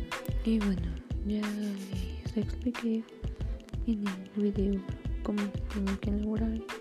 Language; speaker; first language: Spanish; native; Spanish